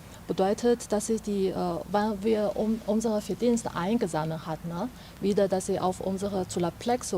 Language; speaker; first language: German; non-native, fluent; Chinese